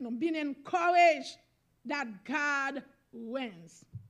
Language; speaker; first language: English; non-native, learner; Haitian Creole